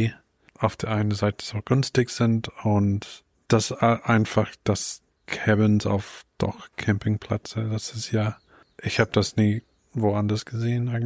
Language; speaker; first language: German; non-native, fluent; English